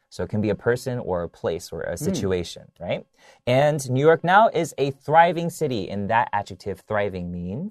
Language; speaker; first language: English; early bilingual, other home language; Chinese